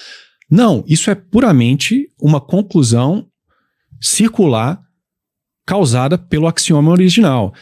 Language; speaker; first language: Portuguese; native; Portuguese